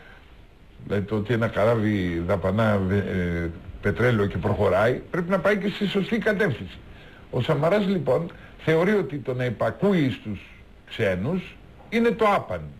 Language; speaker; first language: Greek; native; Greek